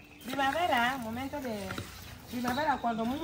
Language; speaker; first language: Spanish; non-native, local second language; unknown